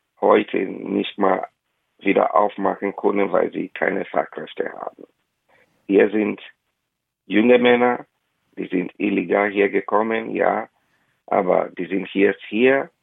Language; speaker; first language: German; non-native, fluent; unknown